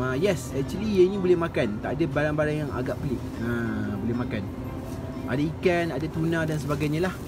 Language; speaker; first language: Malay; native; Malay